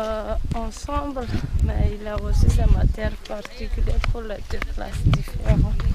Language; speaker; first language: French; non-native, local second language; Malagasy